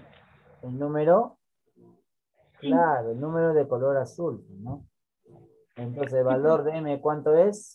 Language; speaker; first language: Spanish; native; Spanish